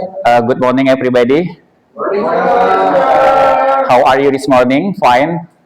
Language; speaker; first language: English; non-native, fluent; Indonesian